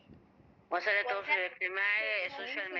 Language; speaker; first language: Arabic; native; Arabic